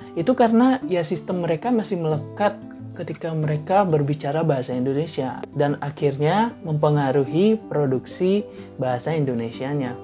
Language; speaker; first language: Indonesian; non-native, local second language; Balinese